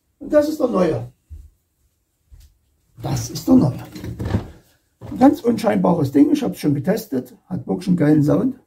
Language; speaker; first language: German; native; German